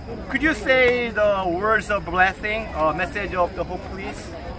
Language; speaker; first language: English; non-native, learner; Korean